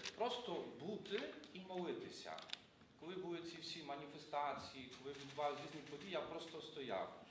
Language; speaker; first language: Ukrainian; non-native, local second language; Polish